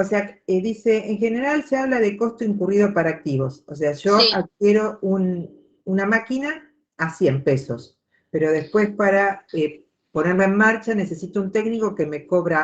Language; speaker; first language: Spanish; native; Spanish